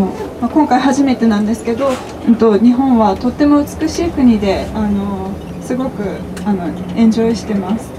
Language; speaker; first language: Japanese; non-native, fluent; French